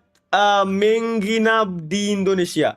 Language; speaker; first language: Indonesian; non-native, learner; Bangla